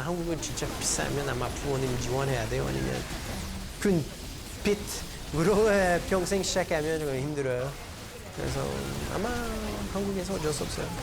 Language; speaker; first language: Korean; non-native, fluent; English